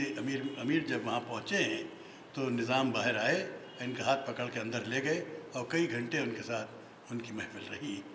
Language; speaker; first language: Urdu; native; Urdu